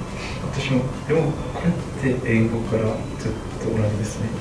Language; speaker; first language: Japanese; non-native, learner; Korean